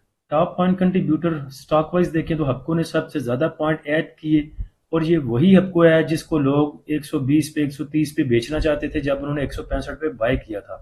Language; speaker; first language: Hindi; native; Hindi